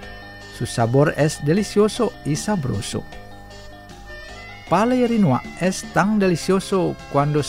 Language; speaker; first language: Spanish; non-native, fluent; Indonesian